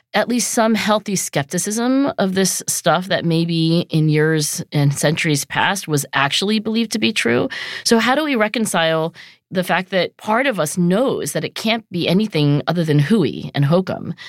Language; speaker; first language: English; early bilingual, other home language; Chinese